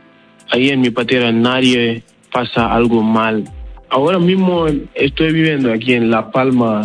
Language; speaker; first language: Spanish; non-native, learner; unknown